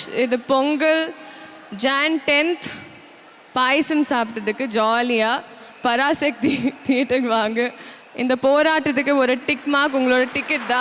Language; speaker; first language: Tamil; non-native, learner; Telugu